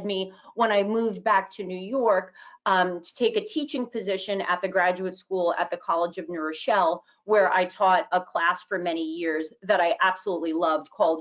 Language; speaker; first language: English; native; English